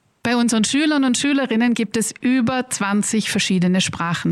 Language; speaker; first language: German; native; German